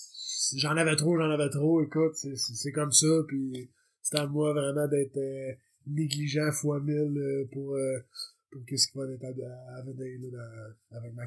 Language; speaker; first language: French; native; French